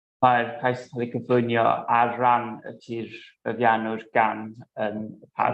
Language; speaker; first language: Welsh; non-native, local second language; English